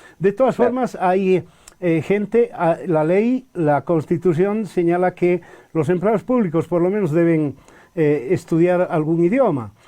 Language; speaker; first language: Spanish; native; Spanish